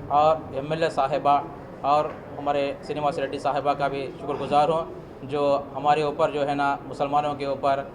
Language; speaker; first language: Urdu; native; Urdu